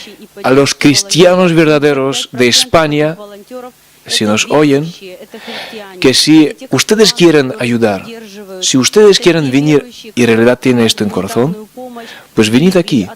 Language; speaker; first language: Spanish; non-native, fluent; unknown